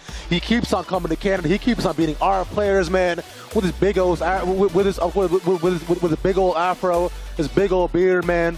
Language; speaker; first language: English; native; English